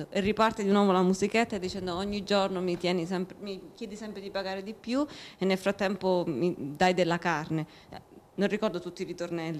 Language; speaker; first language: Italian; native; Italian